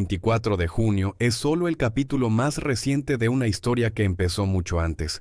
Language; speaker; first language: Spanish; native; Spanish